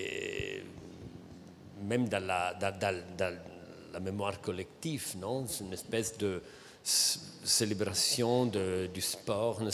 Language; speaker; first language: French; non-native, fluent; Italian